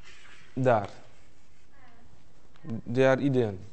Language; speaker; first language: Norwegian; non-native, fluent; French